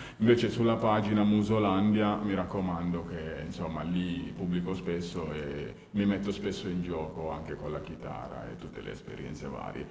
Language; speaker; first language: Italian; early bilingual, other home language; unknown